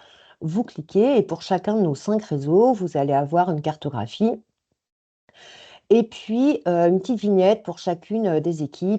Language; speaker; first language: French; native; French